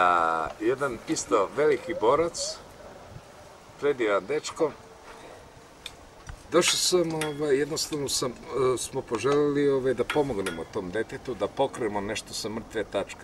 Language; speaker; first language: Serbian; native; Serbian